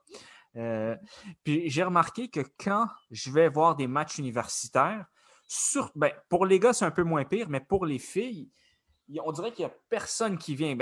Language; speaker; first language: French; native; French